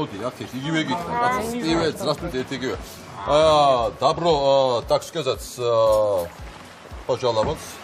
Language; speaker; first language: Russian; non-native, learner; Georgian